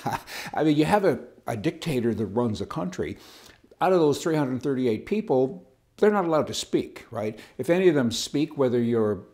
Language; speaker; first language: English; native; English